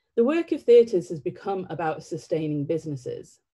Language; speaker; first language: English; native; English